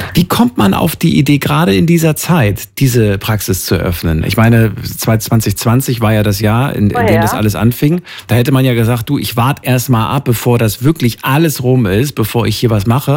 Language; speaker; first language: German; native; German